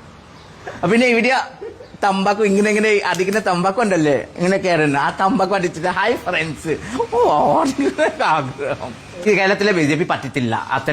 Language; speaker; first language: Malayalam; non-native, fluent; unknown